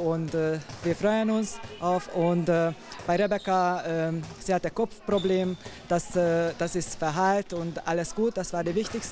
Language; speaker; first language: German; non-native, fluent; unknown